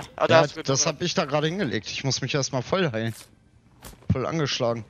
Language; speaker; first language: German; native; German